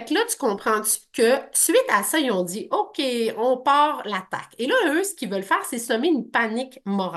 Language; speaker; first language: French; native; French